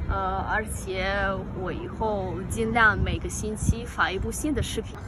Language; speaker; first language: Chinese; non-native, fluent; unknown